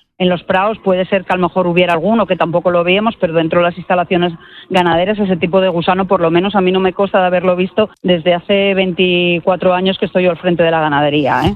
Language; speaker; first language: Spanish; native; Spanish